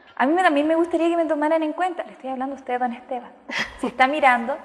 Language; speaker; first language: Spanish; native; Spanish